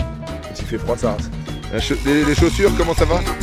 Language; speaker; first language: French; native; French